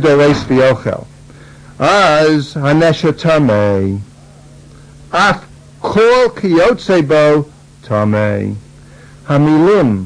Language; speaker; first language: Hebrew; non-native, fluent; English